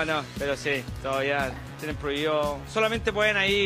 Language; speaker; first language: Spanish; native; Spanish